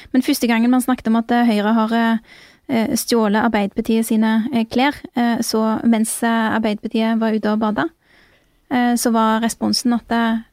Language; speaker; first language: Norwegian; native; Norwegian